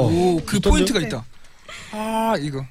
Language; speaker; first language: Korean; native; Korean